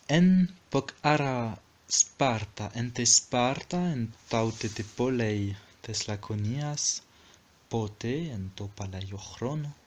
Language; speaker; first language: Greek; non-native, fluent; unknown